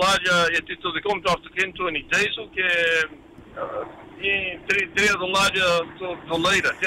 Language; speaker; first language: Greek; early bilingual, heritage; Greek